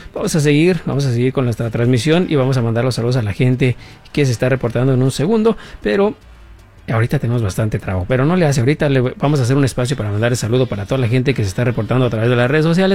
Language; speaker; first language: Spanish; native; Spanish